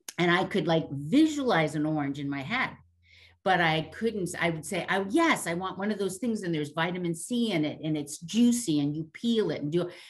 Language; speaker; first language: English; native; English